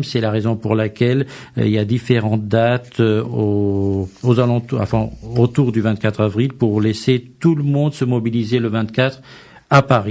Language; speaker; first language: French; native; French